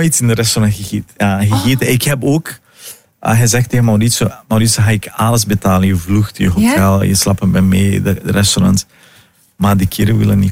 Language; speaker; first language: Dutch; non-native, learner; Portuguese